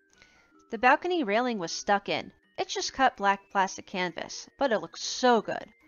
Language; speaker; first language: English; native; English